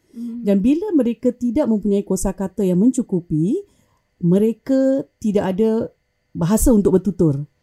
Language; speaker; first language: Malay; native; Malay